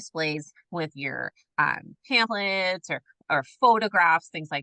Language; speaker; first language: English; native; English